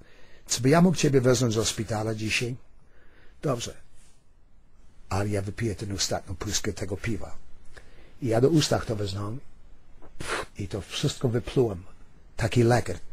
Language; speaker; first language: Polish; early bilingual, heritage; Polish